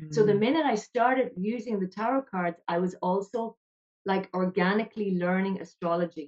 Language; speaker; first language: English; native; English